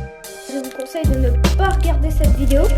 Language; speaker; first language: French; native; French